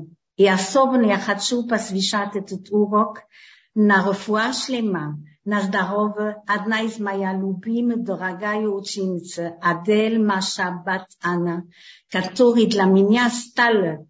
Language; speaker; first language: Russian; early bilingual, heritage; Hebrew